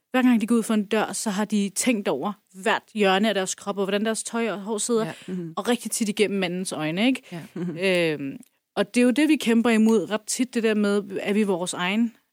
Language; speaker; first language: Danish; early bilingual, other home language; Kurdish